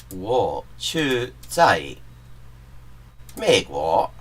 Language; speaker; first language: Chinese; non-native, learner; English